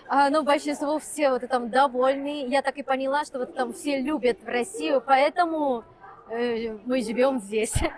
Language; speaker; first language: Russian; non-native, fluent; Japanese